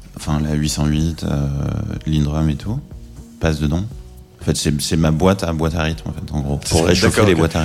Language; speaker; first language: French; native; French